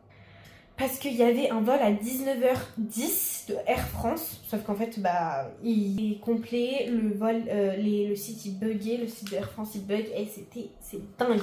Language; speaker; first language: French; native; French